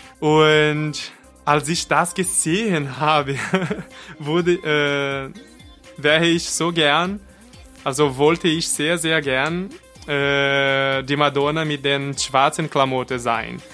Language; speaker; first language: German; non-native, fluent; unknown